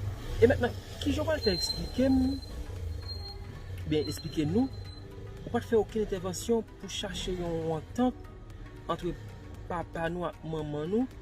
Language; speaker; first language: French; non-native, local second language; Haitian Creole